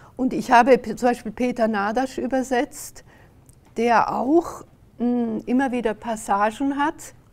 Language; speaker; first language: German; early bilingual, other home language; Hungarian